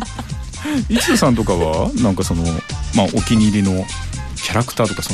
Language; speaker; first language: Japanese; native; Japanese